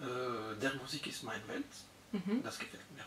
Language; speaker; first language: German; non-native, learner; Arabic